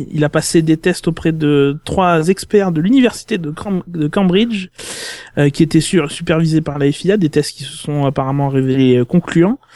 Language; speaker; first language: French; native; French